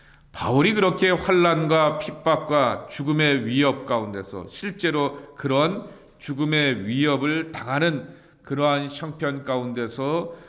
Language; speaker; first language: Korean; native; Korean